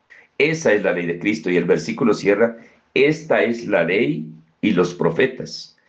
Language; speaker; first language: Spanish; native; Spanish